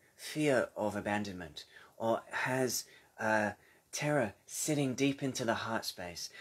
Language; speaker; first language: English; native; English